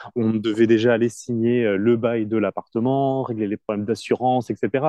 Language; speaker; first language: French; native; French